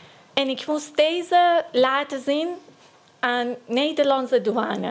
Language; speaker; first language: Dutch; non-native, learner; Persian